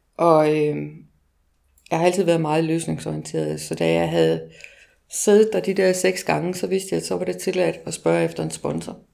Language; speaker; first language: Danish; native; Danish